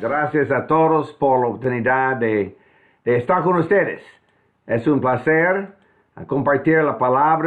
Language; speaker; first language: Spanish; non-native, fluent; English